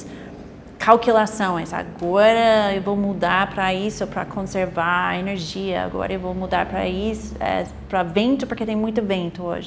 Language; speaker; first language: Portuguese; non-native, fluent; English